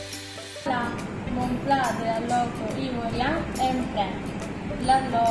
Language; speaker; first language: French; non-native, learner; Italian